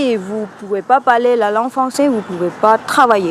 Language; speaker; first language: French; non-native, learner; Thai